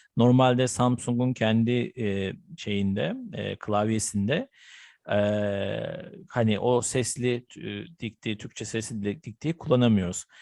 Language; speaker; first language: Turkish; native; Turkish